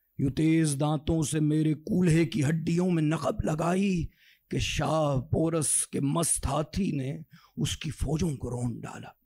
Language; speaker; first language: Urdu; native; Urdu